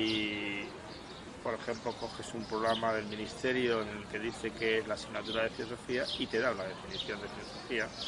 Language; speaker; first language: Spanish; native; Spanish